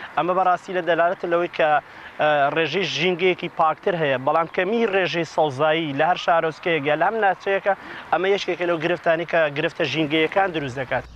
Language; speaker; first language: Central Kurdish; native; Central Kurdish